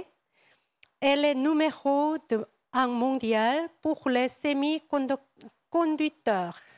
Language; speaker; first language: French; non-native, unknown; Korean